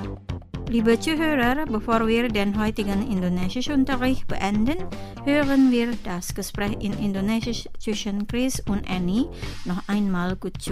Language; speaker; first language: German; non-native, fluent; Indonesian